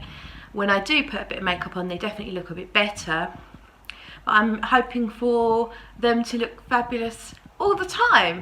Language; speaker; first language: English; native; English